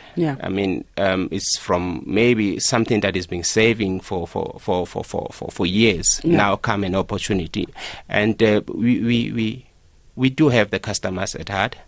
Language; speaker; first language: English; non-native, local second language; Northern Sotho